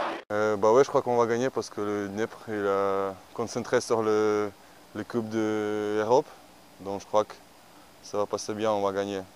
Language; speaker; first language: French; non-native, learner; Ukrainian